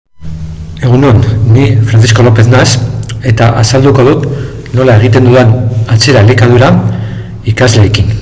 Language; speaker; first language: Basque; non-native, local second language; Spanish